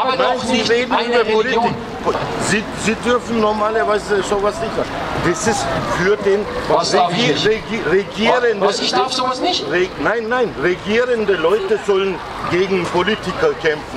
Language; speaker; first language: German; non-native, learner; Turkish